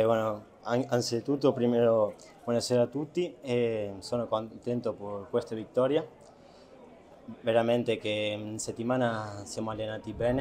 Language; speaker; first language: Italian; non-native, fluent; Spanish